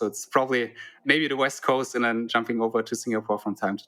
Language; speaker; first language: English; non-native, fluent; German